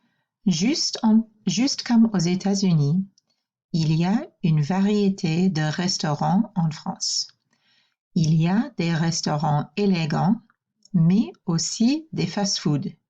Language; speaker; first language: French; non-native, fluent; English